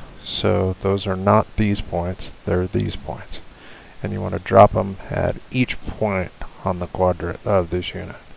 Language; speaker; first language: English; native; English